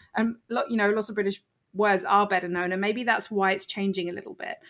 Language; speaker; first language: English; native; English